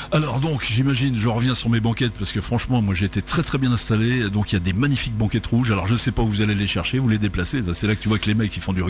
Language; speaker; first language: French; native; French